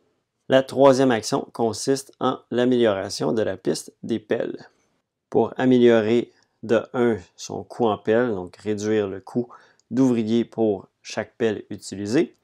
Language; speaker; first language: French; native; French